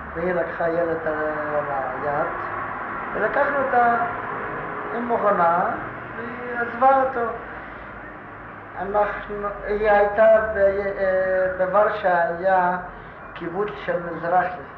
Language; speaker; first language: Hebrew; non-native, fluent; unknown